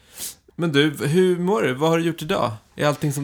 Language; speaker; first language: Swedish; early bilingual, other home language; Persian